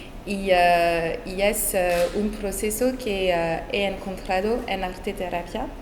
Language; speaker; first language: Spanish; non-native, fluent; French